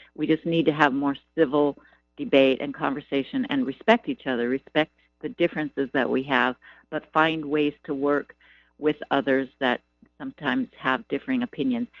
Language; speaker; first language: English; native; English